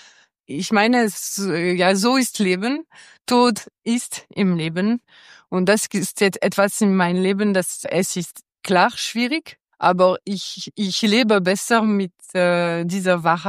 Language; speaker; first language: German; non-native, local second language; French